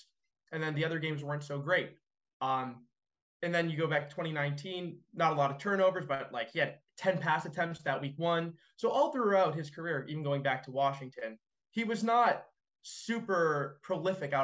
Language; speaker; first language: English; native; English